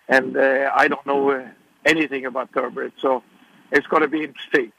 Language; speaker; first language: English; non-native, fluent; Swedish